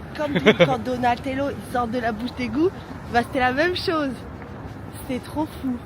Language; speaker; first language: French; native; French